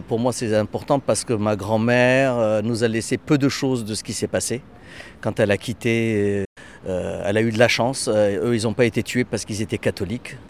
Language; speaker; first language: French; non-native, local second language; Armenian